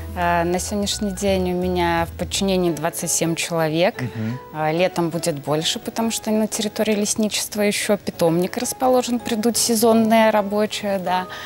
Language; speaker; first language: Russian; native; Russian